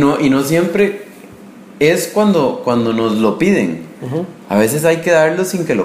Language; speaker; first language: Spanish; native; Spanish